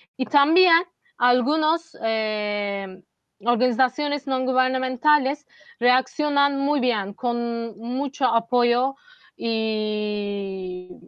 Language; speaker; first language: Spanish; non-native, fluent; Turkish